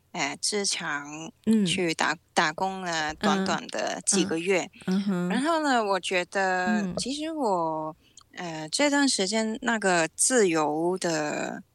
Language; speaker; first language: Chinese; non-native, local second language; Cantonese